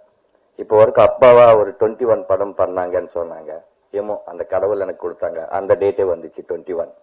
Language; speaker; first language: Tamil; non-native, learner; Telugu